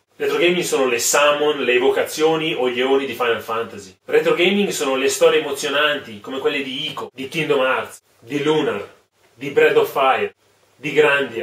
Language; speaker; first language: Italian; native; Italian